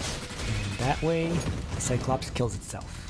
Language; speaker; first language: English; native; English